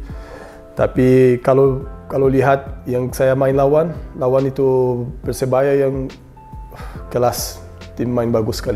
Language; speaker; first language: Indonesian; non-native, learner; Portuguese